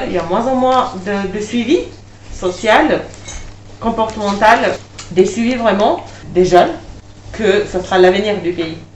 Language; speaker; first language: French; non-native, fluent; Albanian